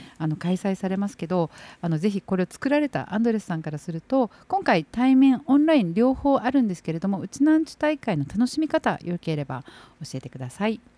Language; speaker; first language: Japanese; native; Japanese